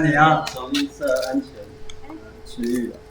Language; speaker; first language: Chinese; native; Chinese